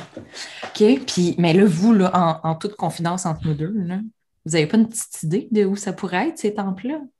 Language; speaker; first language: French; native; French